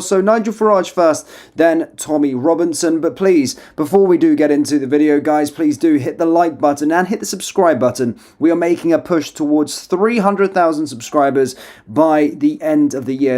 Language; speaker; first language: English; native; English